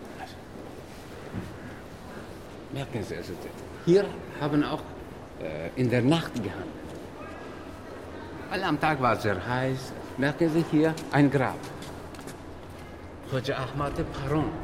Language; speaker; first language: German; non-native, learner; Tajik